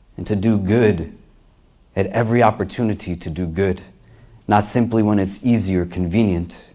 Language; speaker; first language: English; native; English